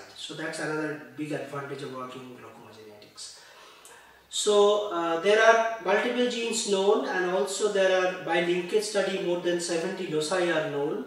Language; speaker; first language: English; non-native, local second language; Bangla